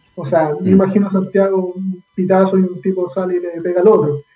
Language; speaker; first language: Spanish; native; Spanish